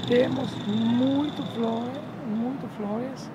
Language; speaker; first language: Portuguese; non-native, fluent; Italian